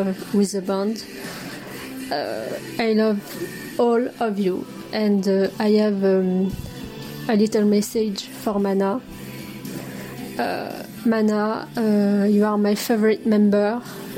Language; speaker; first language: English; non-native, fluent; French